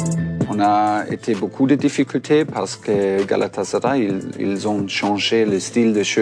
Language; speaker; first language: French; non-native, fluent; German